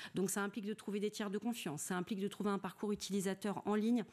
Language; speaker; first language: French; native; French